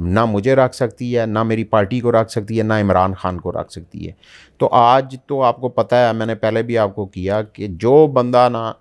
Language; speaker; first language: Urdu; native; Urdu